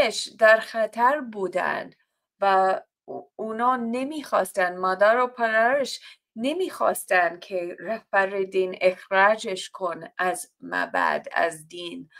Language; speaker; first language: Persian; non-native, fluent; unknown